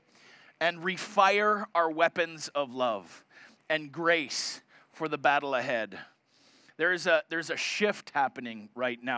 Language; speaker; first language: English; native; English